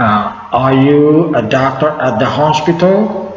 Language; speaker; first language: English; non-native, learner; Indonesian